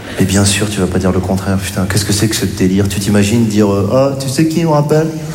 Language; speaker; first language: French; native; French